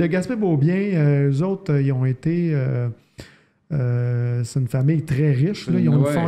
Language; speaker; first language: French; native; French